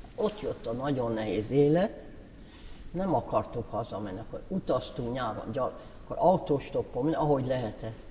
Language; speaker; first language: Hungarian; native; Hungarian